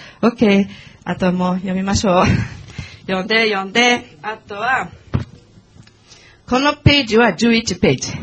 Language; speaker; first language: Japanese; non-native, learner; English